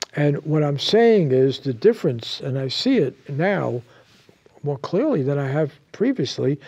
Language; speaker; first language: English; native; English